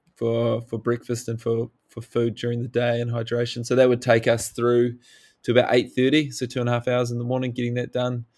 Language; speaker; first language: English; native; English